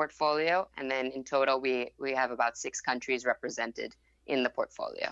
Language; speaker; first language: English; non-native, fluent; Thai